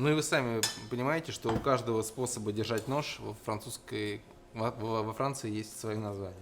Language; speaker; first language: Russian; native; Russian